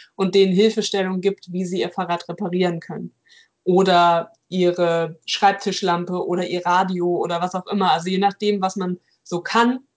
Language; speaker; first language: German; native; German